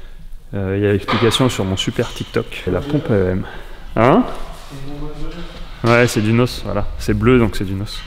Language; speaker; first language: French; native; French